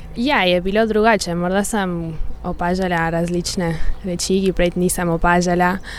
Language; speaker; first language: Slovenian; early bilingual, heritage; Slovenian